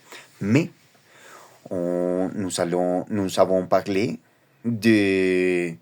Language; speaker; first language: French; non-native, learner; Spanish